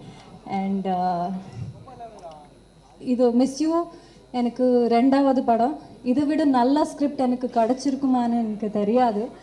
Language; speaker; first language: Tamil; non-native, learner; Kannada